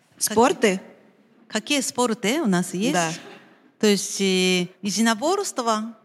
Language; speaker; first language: Russian; non-native, fluent; Japanese